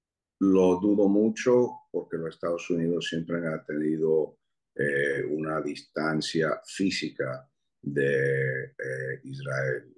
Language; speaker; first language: Spanish; early bilingual, heritage; Spanish